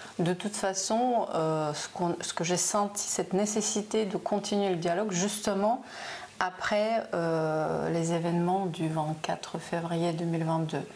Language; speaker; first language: French; non-native, fluent; Russian